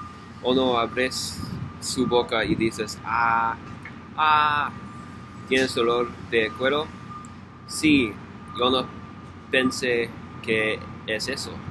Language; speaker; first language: Spanish; non-native, learner; English